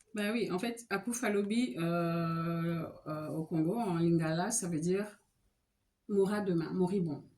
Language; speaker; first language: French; non-native, local second language; Lingala